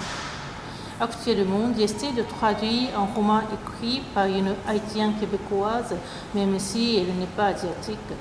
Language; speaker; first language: French; non-native, fluent; Japanese